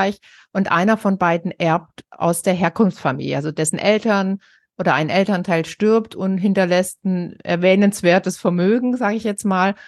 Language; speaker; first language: German; native; German